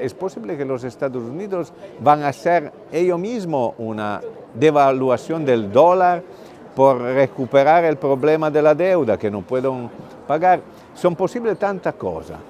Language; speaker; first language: Spanish; non-native, fluent; Italian